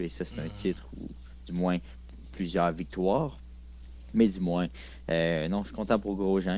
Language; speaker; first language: French; native; French